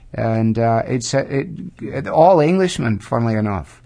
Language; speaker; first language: English; native; English